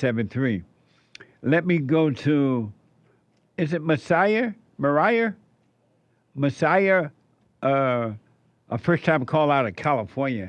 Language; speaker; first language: English; native; English